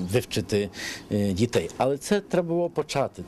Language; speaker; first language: Ukrainian; early bilingual, heritage; Ukrainian